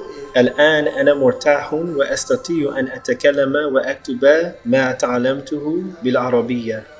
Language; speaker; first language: Arabic; non-native, learner; English